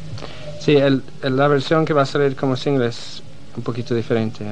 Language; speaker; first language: Spanish; non-native, fluent; English